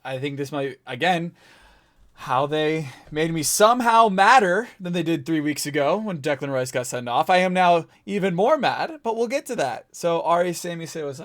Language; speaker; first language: English; native; English